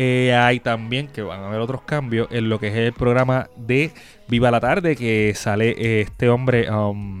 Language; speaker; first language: Spanish; native; Spanish